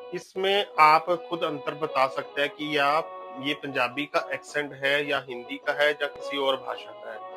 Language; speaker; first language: Hindi; non-native, local second language; Punjabi